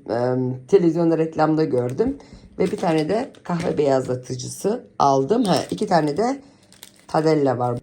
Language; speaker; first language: Turkish; early bilingual, heritage; Turkish